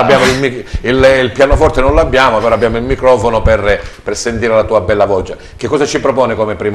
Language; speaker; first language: Italian; native; Italian